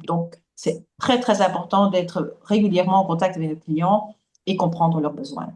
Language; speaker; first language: French; native; French